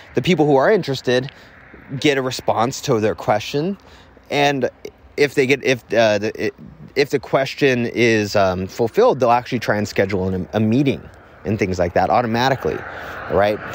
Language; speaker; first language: English; native; English